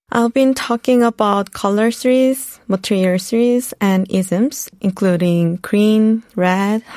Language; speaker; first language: English; non-native, fluent; Korean